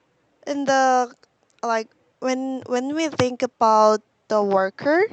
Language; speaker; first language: English; non-native, learner; Korean